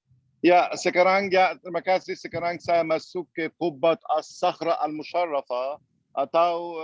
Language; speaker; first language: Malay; non-native, fluent; Arabic